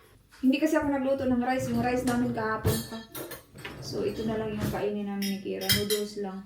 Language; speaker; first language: Filipino; native; Filipino